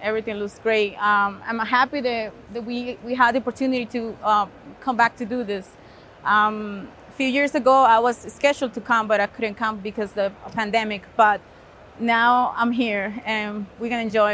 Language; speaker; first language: English; non-native, fluent; Spanish